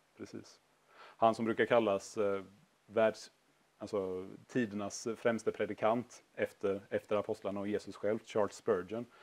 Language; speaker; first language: Swedish; native; Swedish